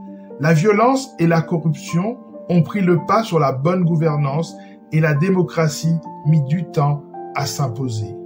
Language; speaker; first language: French; non-native, local second language; Haitian Creole